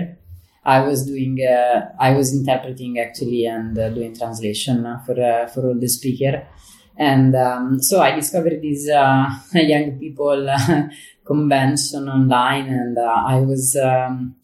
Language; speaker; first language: English; non-native, fluent; Italian